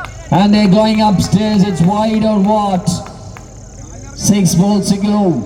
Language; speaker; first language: English; non-native, local second language; Malayalam